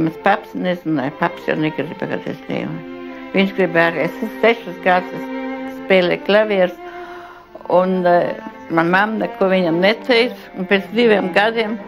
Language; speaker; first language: Latvian; non-native, local second language; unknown